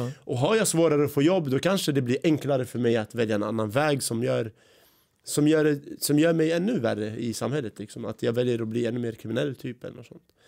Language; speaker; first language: Swedish; early bilingual, other home language; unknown